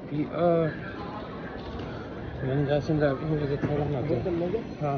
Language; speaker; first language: Chinese; non-native, fluent; Hindi